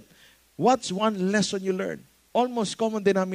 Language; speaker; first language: English; non-native, local second language; Filipino